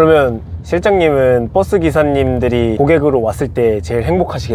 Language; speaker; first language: Korean; native; Korean